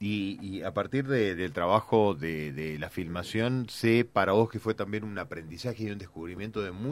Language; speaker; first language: Spanish; native; Spanish